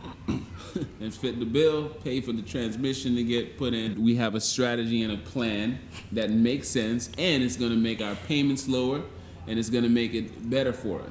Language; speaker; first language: English; native; English